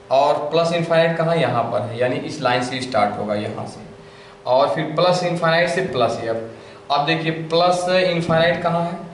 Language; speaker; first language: Hindi; native; Hindi